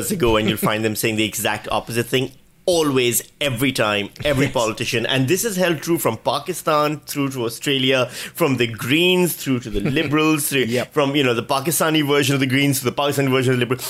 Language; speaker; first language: English; non-native, local second language; Urdu